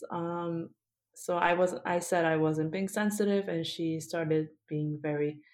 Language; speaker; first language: English; early bilingual, other home language; Korean